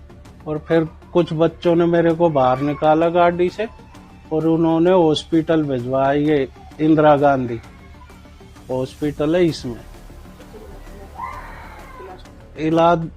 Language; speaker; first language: Hindi; native; Hindi